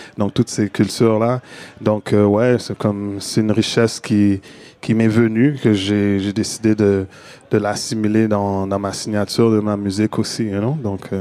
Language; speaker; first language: French; native; French